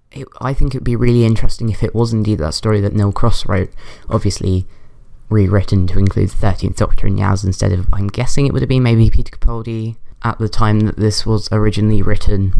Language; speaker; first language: English; native; English